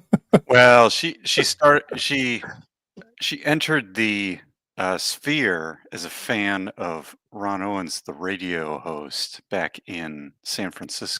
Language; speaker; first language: English; native; English